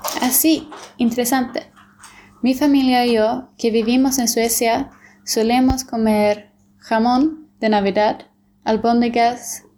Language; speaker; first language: Spanish; non-native, learner; Swedish